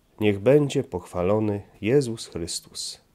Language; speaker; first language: Polish; native; Polish